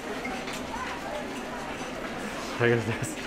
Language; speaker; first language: Japanese; non-native, learner; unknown